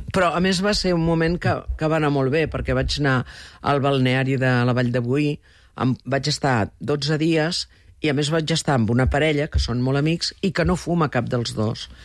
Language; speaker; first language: Catalan; early bilingual, heritage; Catalan